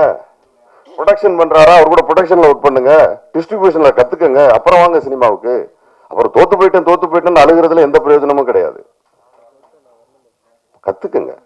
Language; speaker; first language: Tamil; native; Tamil